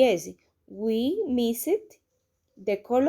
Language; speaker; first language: English; non-native, learner; Spanish